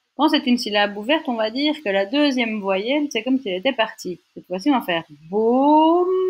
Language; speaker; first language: French; native; French